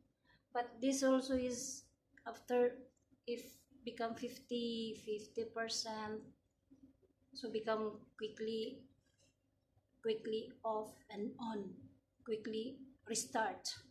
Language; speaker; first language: English; non-native, learner; Filipino